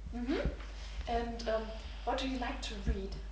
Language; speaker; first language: English; non-native, fluent; German